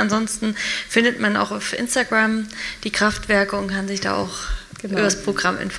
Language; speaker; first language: German; native; German